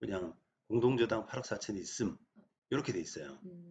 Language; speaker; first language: Korean; native; Korean